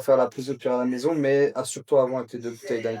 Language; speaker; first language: French; native; French